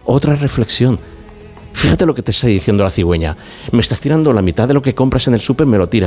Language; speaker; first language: Spanish; native; Spanish